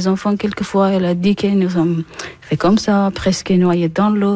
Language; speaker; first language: French; non-native, learner; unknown